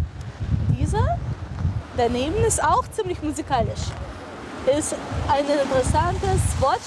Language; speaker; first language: German; non-native, fluent; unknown